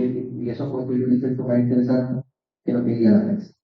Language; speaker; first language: Spanish; native; Spanish